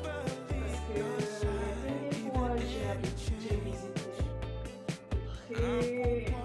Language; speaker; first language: French; non-native, learner; Japanese